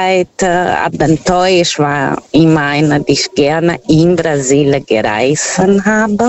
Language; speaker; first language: German; non-native, fluent; Portuguese